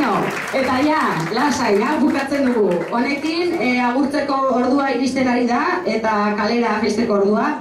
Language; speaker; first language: Basque; native; Basque